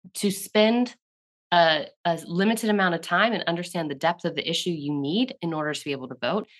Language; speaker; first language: English; native; English